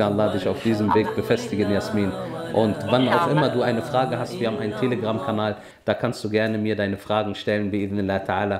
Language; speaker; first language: German; native; German